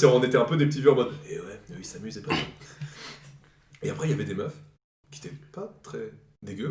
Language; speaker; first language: French; native; French